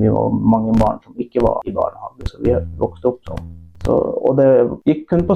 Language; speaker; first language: Norwegian; non-native, local second language; Northern Sami